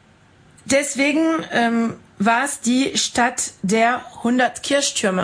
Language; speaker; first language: German; non-native, fluent; French